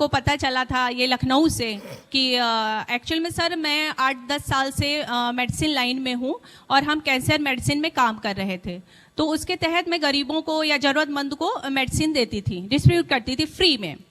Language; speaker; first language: Hindi; native; Hindi